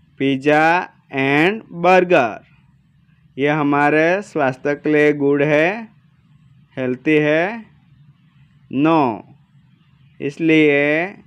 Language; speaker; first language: Hindi; non-native, local second language; Gujarati